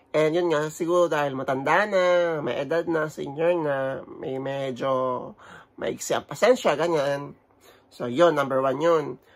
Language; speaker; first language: Filipino; native; Filipino